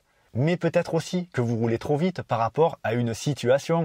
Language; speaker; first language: French; native; French